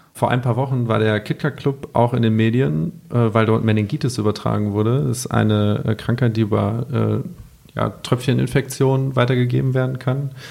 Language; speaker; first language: German; native; German